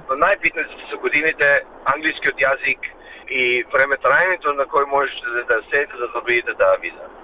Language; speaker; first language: Macedonian; early bilingual, heritage; Macedonian